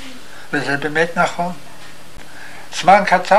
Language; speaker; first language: Hebrew; non-native, fluent; German